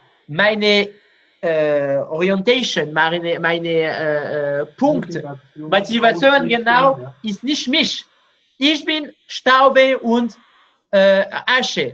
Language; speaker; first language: German; non-native, learner; Hebrew